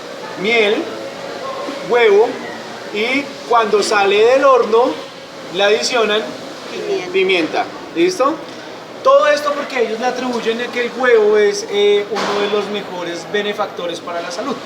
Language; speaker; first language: Spanish; native; Spanish